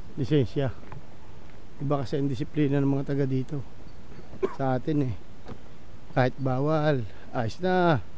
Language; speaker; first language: Filipino; native; Filipino